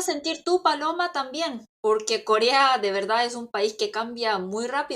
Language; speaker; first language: Spanish; non-native, local second language; Korean